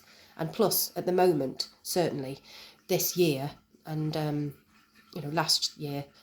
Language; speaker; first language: English; native; English